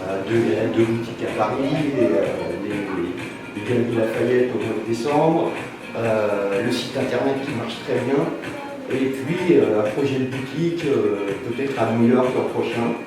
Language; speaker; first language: French; native; French